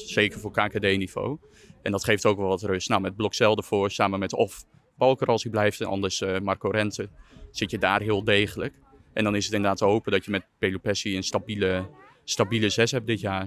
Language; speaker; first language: Dutch; native; Dutch